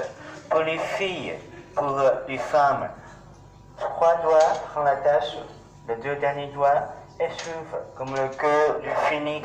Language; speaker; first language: French; non-native, learner; Chinese